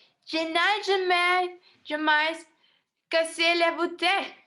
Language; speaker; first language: French; non-native, learner; Spanish